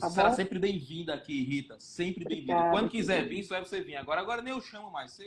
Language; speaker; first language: Portuguese; native; Portuguese